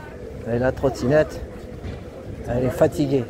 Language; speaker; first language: French; native; French